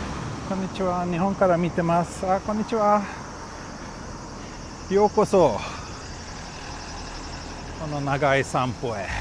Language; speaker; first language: Japanese; non-native, fluent; Swedish